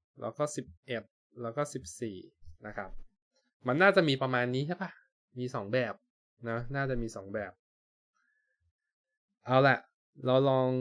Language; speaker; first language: Thai; native; Thai